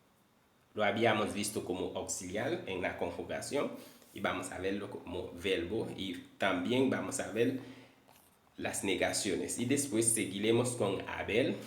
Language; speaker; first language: Spanish; non-native, fluent; Haitian Creole